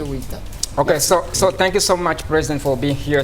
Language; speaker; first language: English; non-native, fluent; French